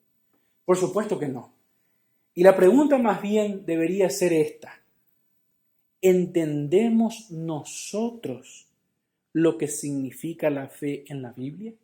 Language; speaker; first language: Spanish; native; Spanish